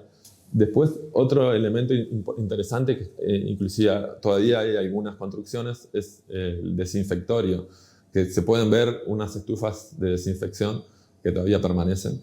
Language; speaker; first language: Spanish; native; Spanish